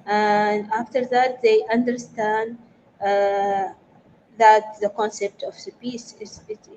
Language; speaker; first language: English; non-native, fluent; Arabic